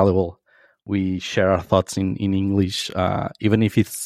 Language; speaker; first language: English; non-native, fluent; Portuguese